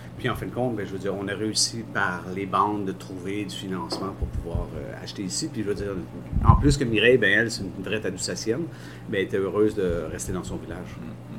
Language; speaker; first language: French; native; French